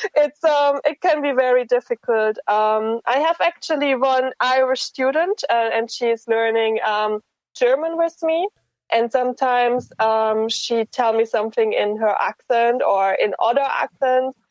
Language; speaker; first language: English; non-native, fluent; German